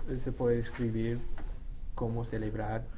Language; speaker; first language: Spanish; non-native, fluent; English